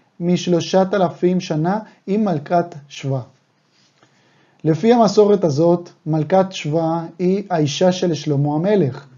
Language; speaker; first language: Hebrew; non-native, fluent; Spanish